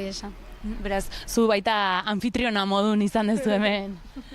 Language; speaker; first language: Basque; native; Basque